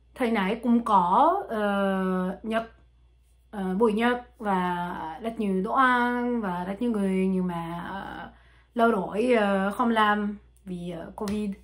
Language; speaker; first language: Vietnamese; non-native, learner; French